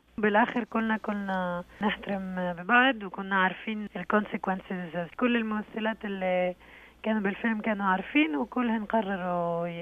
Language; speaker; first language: Arabic; early bilingual, heritage; Arabic